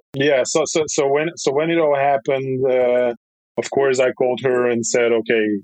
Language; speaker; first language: English; non-native, fluent; Russian